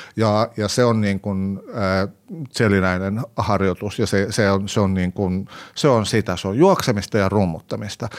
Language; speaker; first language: Finnish; native; Finnish